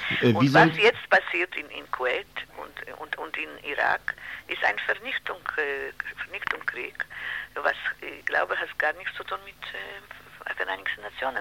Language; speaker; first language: German; non-native, learner; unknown